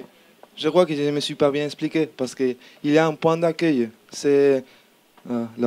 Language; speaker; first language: French; non-native, learner; Spanish